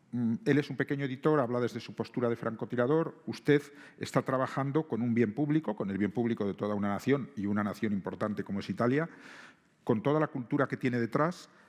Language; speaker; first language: Spanish; native; Spanish